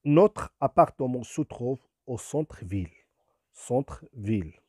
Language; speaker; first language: French; non-native, local second language; Arabic